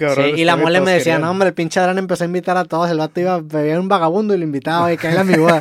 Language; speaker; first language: Spanish; native; Spanish